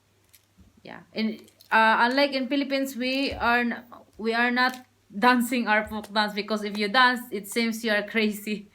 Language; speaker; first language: English; non-native, learner; Filipino